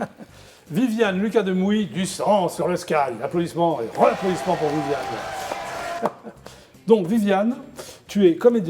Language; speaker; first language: French; native; French